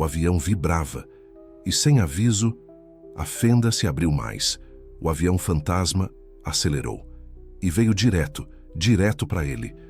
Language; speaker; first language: Portuguese; native; Portuguese